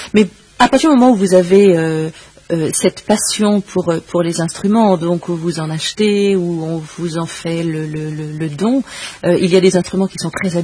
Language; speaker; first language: French; native; French